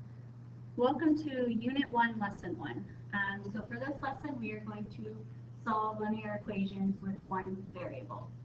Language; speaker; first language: English; native; English